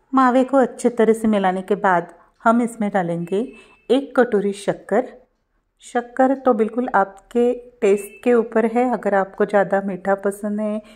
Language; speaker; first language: Hindi; non-native, local second language; Marathi